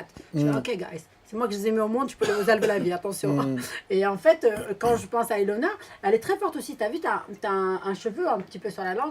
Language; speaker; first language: French; native; French